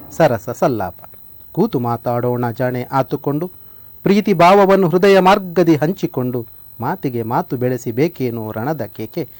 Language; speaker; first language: Kannada; non-native, local second language; Tulu